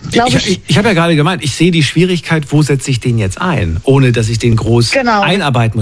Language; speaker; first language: German; native; German